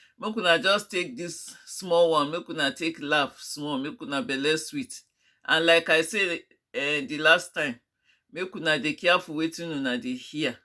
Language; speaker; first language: Nigerian Pidgin; non-native, local second language; Yoruba